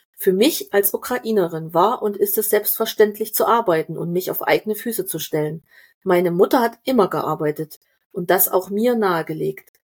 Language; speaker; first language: German; native; German